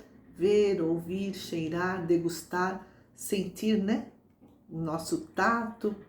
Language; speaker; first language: Portuguese; native; Portuguese